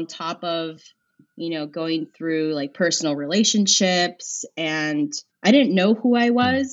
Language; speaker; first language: English; native; English